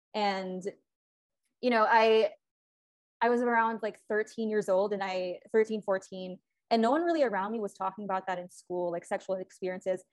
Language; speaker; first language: English; non-native, local second language; Filipino